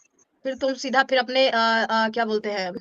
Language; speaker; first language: Hindi; native; Hindi